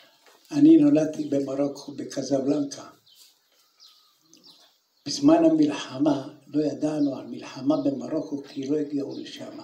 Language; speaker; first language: Hebrew; early bilingual, other home language; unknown